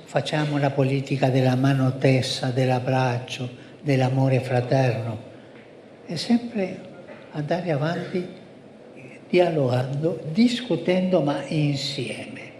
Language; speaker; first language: Italian; early bilingual, heritage; Spanish